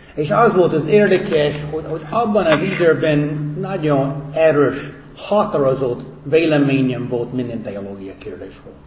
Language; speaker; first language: Hungarian; non-native, fluent; English